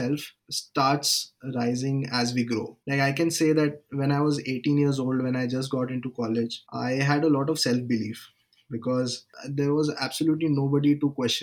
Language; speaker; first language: English; non-native, local second language; Marathi